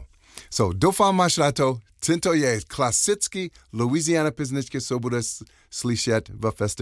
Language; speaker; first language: Czech; non-native, fluent; English